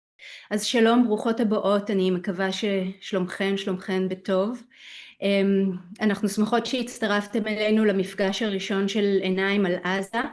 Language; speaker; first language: Hebrew; native; Hebrew